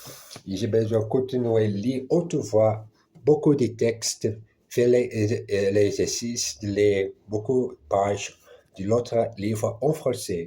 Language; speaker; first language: French; non-native, learner; Portuguese